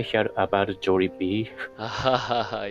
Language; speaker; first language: English; non-native, learner; Japanese